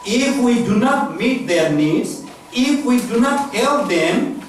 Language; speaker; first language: English; non-native, local second language; Nepali